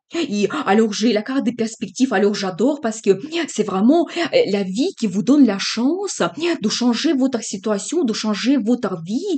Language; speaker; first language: French; non-native, fluent; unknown